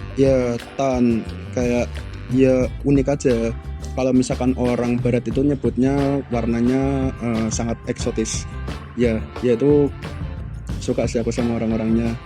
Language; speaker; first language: Indonesian; early bilingual, other home language; Japanese